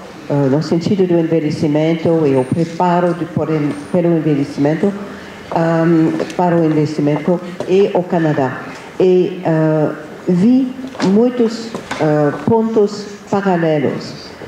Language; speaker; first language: Portuguese; non-native, fluent; English